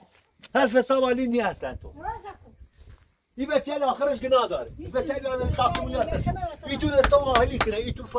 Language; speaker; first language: Persian; non-native, local second language; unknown